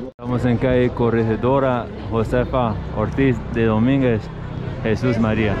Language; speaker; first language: Spanish; non-native, learner; English